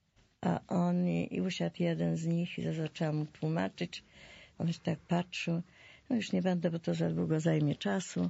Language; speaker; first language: Polish; native; Polish